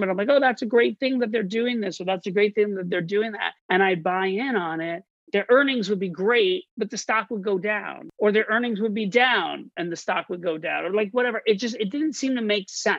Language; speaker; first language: English; native; English